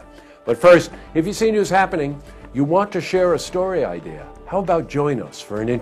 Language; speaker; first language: English; native; English